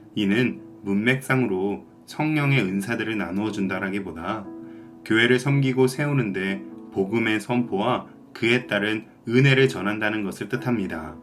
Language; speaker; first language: Korean; native; Korean